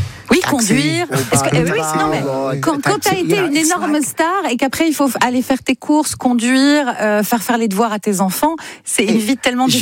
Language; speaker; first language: French; native; French